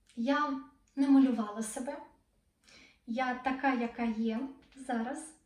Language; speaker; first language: Ukrainian; non-native, local second language; Russian